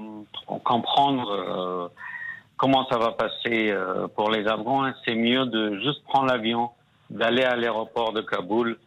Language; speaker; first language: French; non-native, fluent; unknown